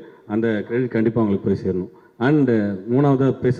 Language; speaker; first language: Tamil; native; Tamil